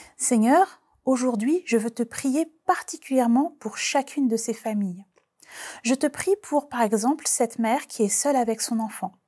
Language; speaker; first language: French; native; French